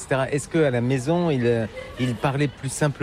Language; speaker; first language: French; native; French